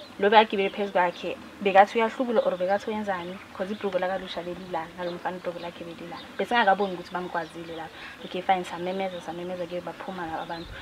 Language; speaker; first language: Zulu; native; Zulu